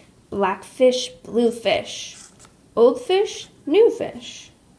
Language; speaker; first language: English; native; English